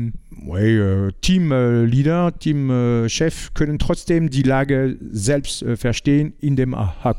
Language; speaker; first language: German; non-native, learner; French